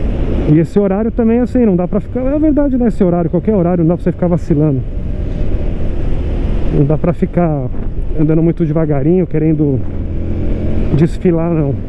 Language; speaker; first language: Portuguese; native; Portuguese